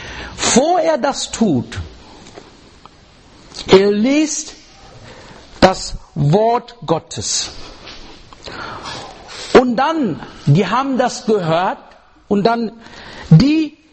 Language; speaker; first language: German; non-native, learner; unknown